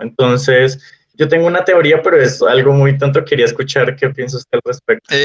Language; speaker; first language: Spanish; native; Spanish